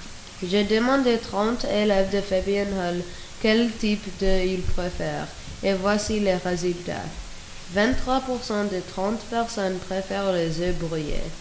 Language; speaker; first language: French; non-native, learner; English